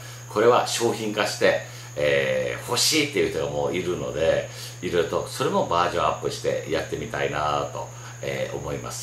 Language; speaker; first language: Japanese; native; Japanese